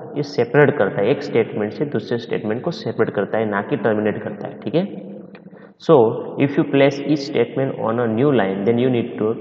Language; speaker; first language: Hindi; non-native, local second language; Gujarati